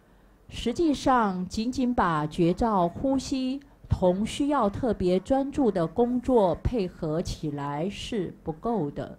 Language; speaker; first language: Chinese; native; Chinese